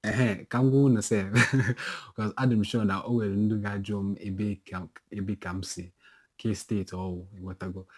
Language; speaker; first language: Igbo; non-native, local second language; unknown